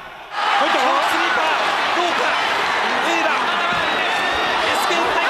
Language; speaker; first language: Japanese; native; Japanese